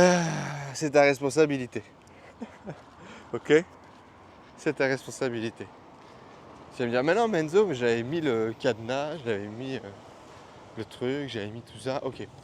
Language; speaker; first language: French; native; French